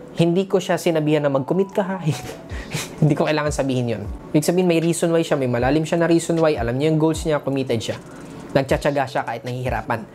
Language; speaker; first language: Filipino; native; Filipino